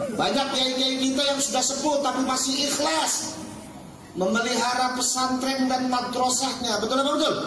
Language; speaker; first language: Indonesian; non-native, local second language; Javanese